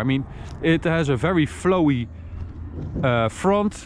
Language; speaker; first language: English; non-native, fluent; Dutch